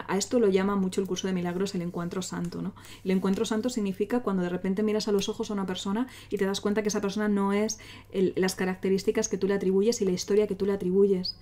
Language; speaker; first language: Spanish; native; Spanish